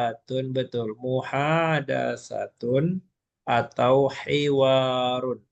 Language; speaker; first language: Arabic; non-native, fluent; Malay